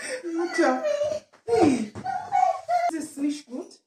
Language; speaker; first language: German; non-native, learner; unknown